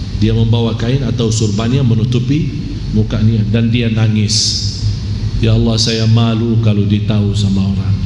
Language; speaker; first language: Malay; non-native, fluent; Arabic